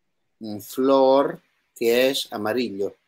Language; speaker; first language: Spanish; non-native, learner; Italian